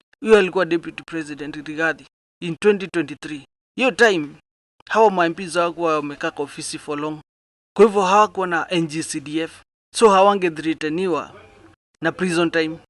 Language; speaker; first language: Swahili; native; Swahili